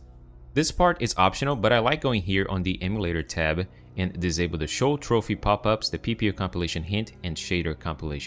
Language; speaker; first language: English; non-native, fluent; Portuguese